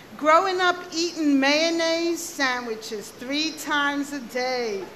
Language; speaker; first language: English; early bilingual, other home language; Spanish